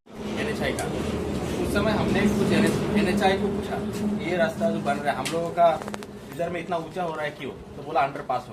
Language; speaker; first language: Hindi; non-native, local second language; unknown